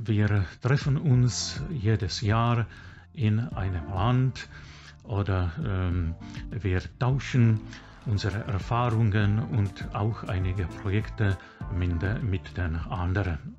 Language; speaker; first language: German; non-native, fluent; Czech